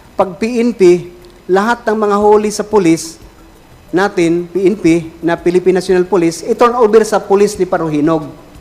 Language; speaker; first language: Filipino; non-native, local second language; Cebuano